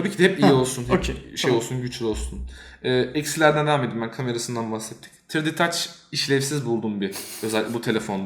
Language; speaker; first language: Turkish; native; Turkish